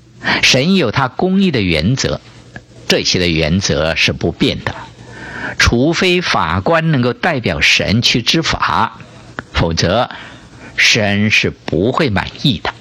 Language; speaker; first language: Chinese; native; Chinese